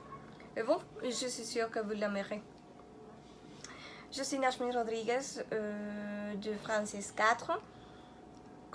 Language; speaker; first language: French; non-native, learner; Spanish